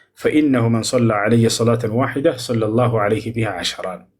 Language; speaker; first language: Arabic; non-native, fluent; Amharic